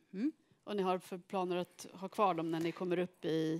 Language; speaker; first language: Swedish; native; Swedish